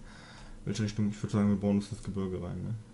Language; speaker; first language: German; native; German